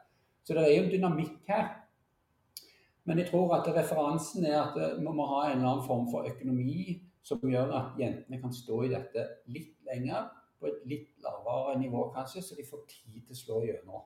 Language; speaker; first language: Norwegian; native; Norwegian